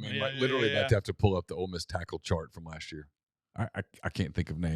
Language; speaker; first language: English; native; English